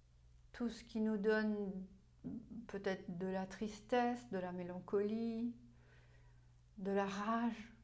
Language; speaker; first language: French; non-native, fluent; German